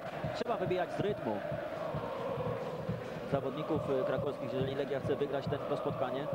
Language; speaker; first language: Polish; native; Polish